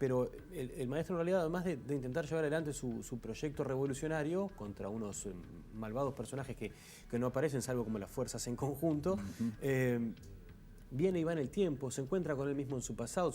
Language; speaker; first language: Spanish; native; Spanish